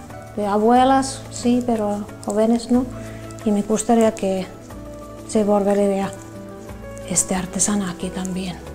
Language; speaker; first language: Spanish; non-native, learner; Finnish